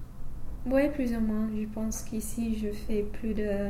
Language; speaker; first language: French; non-native, fluent; English